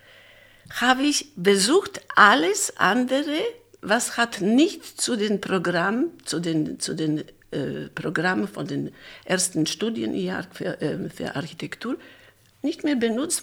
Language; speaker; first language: German; non-native, fluent; Polish